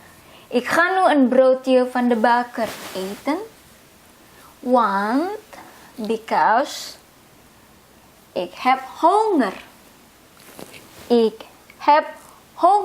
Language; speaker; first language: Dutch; non-native, fluent; Indonesian